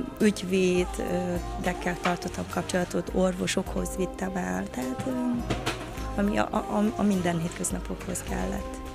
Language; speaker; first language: Hungarian; early bilingual, other home language; Vietnamese